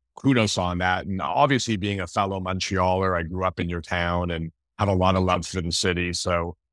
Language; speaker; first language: English; native; English